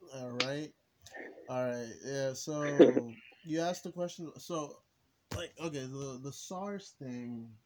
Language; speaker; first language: English; early bilingual, other home language; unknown